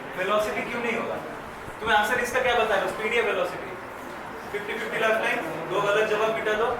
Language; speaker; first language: Hindi; non-native, local second language; Bangla